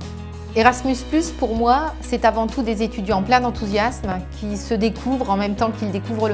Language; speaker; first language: French; native; French